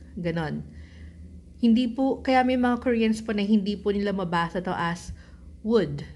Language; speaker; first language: Filipino; native; Filipino